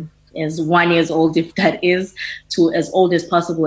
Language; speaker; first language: English; non-native, local second language; Xhosa